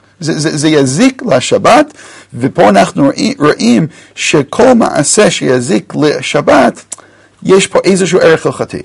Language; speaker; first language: Hebrew; non-native, fluent; English